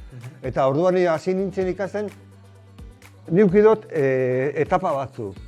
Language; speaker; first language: Basque; non-native, local second language; Spanish